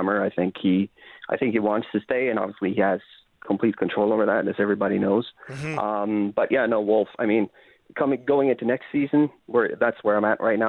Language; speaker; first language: English; non-native, fluent; Norwegian